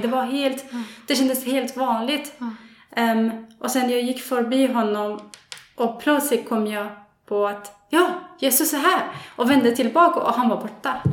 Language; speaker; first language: Swedish; non-native, fluent; Persian